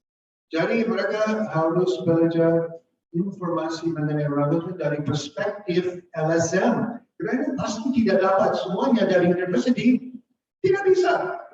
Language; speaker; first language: Indonesian; non-native, fluent; English